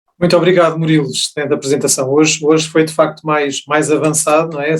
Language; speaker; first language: Portuguese; native; Portuguese